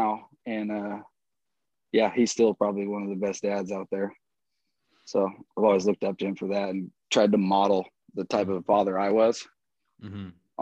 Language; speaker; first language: English; native; English